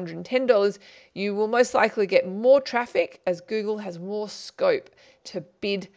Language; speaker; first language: English; native; English